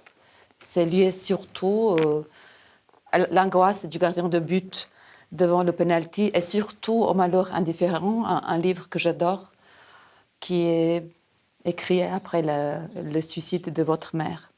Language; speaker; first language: French; non-native, fluent; Serbian